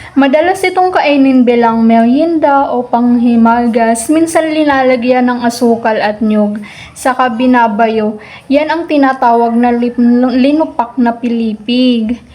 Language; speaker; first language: Filipino; non-native, local second language; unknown